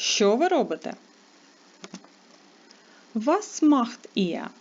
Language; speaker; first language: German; non-native, fluent; Ukrainian